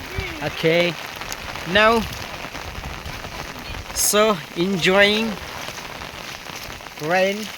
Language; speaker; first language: English; non-native, learner; Bangla